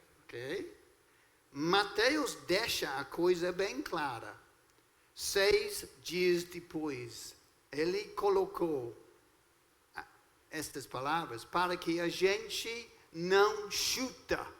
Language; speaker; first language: Portuguese; non-native, fluent; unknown